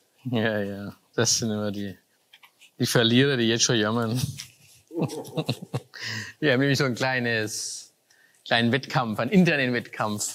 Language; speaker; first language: German; native; German